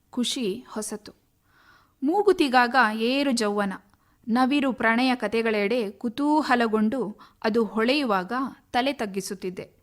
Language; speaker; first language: Kannada; native; Kannada